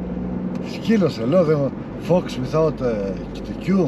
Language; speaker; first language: English; non-native, learner; Greek